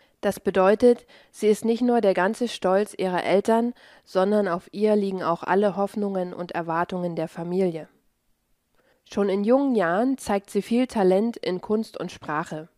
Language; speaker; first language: German; native; German